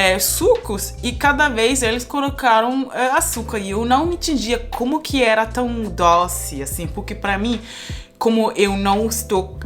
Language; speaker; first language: Portuguese; non-native, fluent; Spanish